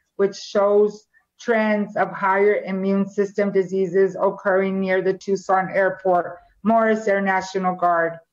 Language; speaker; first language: English; native; English